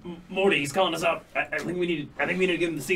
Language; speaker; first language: English; native; English